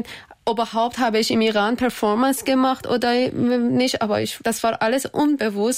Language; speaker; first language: German; non-native, learner; Persian